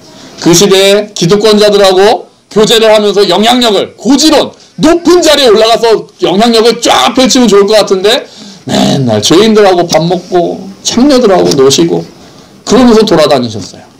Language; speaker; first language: Korean; native; Korean